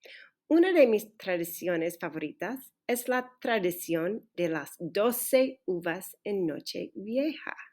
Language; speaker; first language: Spanish; early bilingual, other home language; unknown